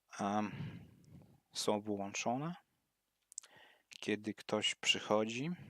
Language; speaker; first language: Polish; non-native, learner; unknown